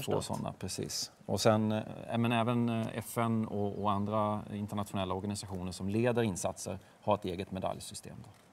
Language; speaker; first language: Swedish; native; Swedish